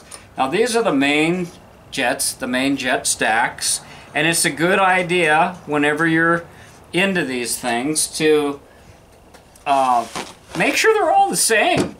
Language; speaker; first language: English; native; English